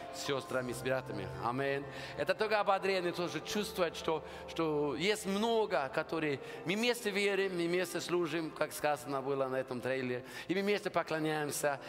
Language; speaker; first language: Russian; non-native, learner; Norwegian